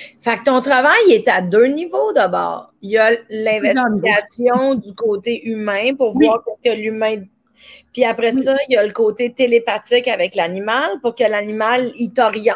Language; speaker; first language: French; native; French